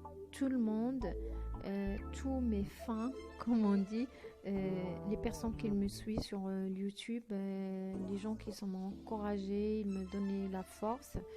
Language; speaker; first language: French; non-native, fluent; Arabic